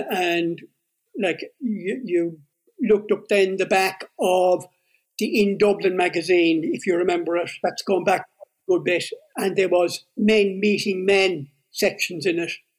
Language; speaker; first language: English; native; English